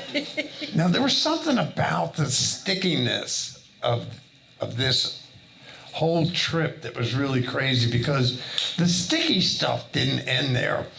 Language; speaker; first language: English; native; English